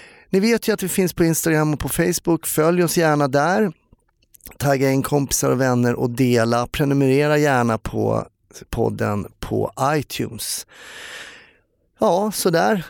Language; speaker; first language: Swedish; native; Swedish